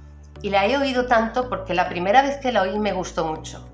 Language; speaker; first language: Spanish; native; Spanish